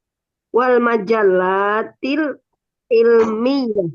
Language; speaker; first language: Arabic; non-native, learner; Indonesian